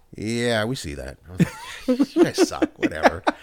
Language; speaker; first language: English; early bilingual, other home language; Spanish